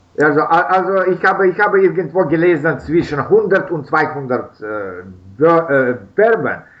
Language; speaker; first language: German; non-native, learner; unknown